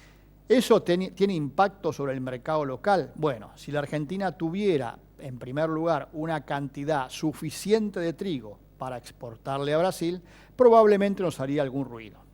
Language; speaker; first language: Spanish; native; Spanish